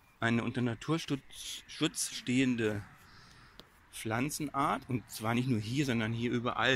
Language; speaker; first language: German; native; German